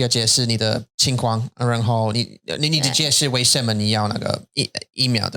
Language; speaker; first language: Chinese; non-native, learner; English